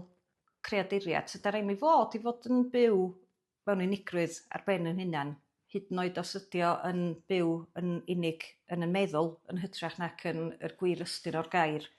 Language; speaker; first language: Welsh; native; Welsh